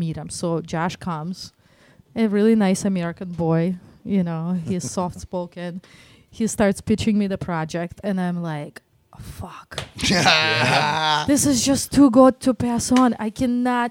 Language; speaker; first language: English; non-native, fluent; Russian